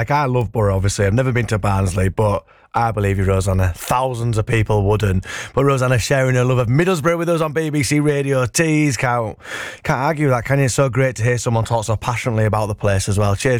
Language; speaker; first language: English; native; English